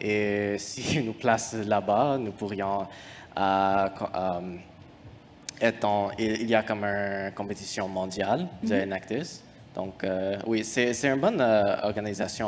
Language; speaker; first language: French; non-native, fluent; English